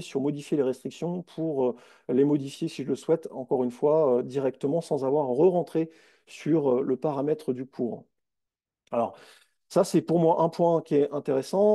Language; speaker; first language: French; native; French